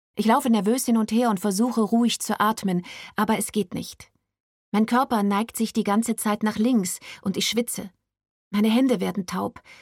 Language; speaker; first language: German; native; German